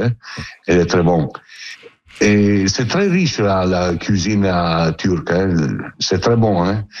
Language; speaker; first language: French; non-native, fluent; Italian